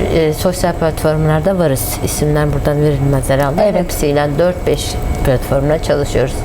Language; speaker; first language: Turkish; non-native, fluent; Kyrgyz